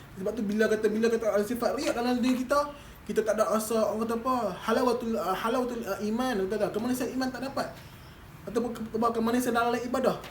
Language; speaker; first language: Malay; native; Malay